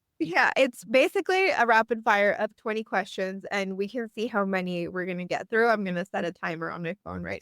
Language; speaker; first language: English; native; English